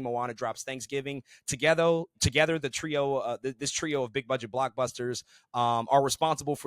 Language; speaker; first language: English; native; English